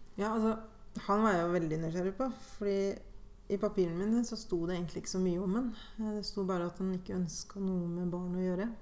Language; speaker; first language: Norwegian; native; Norwegian